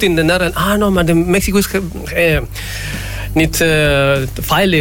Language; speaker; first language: Dutch; non-native, learner; Spanish